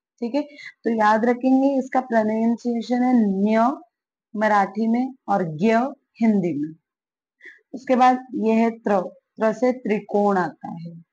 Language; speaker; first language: Hindi; native; Hindi